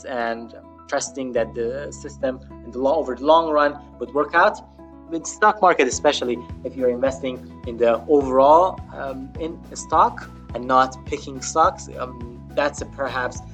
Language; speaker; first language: English; non-native, fluent; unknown